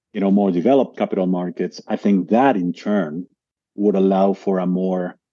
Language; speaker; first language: English; non-native, fluent; Spanish